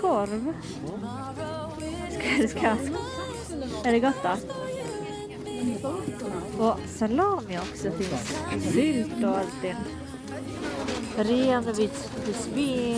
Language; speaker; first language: Swedish; non-native, learner; Japanese